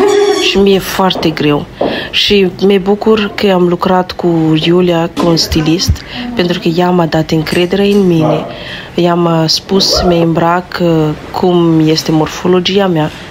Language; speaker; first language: Romanian; non-native, learner; Malagasy